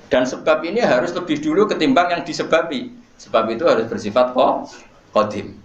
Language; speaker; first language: Malay; non-native, local second language; Javanese